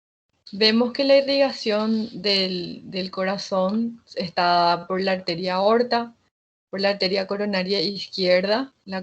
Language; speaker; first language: Spanish; native; Spanish